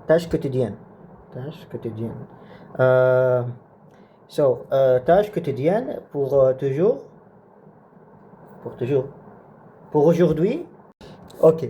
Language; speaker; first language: French; non-native, learner; Arabic